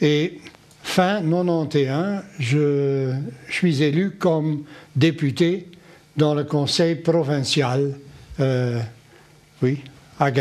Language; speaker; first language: French; non-native, local second language; Dutch